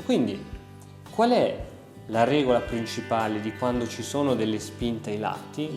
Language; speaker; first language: Italian; native; Italian